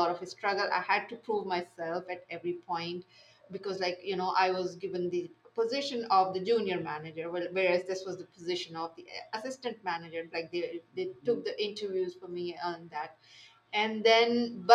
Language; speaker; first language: English; non-native, local second language; Urdu